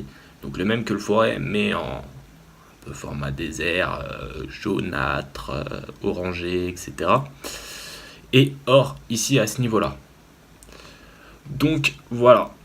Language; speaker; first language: French; native; French